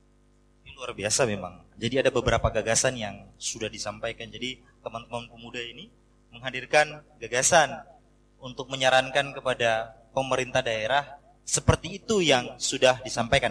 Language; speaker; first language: Indonesian; native; Indonesian